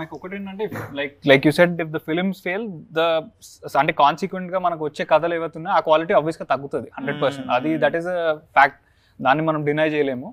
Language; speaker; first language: Telugu; native; Telugu